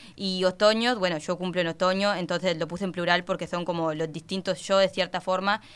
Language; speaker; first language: Spanish; native; Spanish